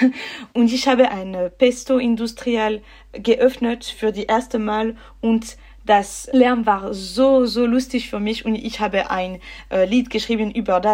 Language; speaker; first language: German; non-native, learner; French